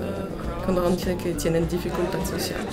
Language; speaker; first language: Spanish; non-native, learner; French